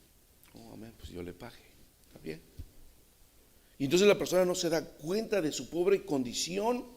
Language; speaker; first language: Spanish; native; Spanish